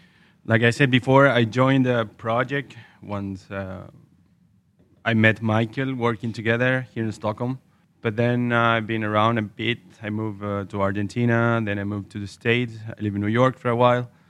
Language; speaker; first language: English; non-native, fluent; Spanish